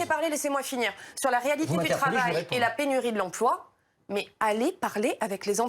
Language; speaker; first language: French; native; French